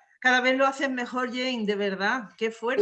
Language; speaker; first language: Spanish; native; Spanish